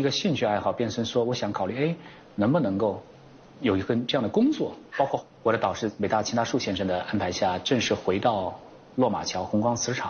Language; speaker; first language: Chinese; native; Chinese